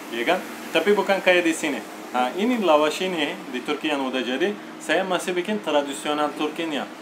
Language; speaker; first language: Indonesian; non-native, fluent; Turkish